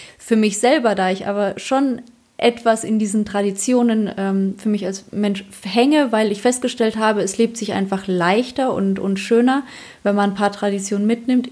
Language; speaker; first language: German; early bilingual, other home language; Polish